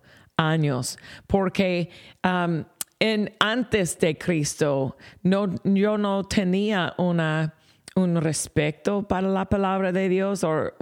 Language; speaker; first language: Spanish; non-native, fluent; English